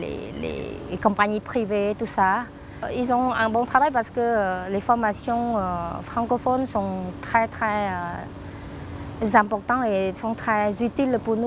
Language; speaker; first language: French; non-native, fluent; Khmer